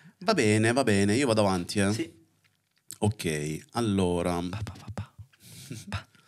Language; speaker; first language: Italian; native; Italian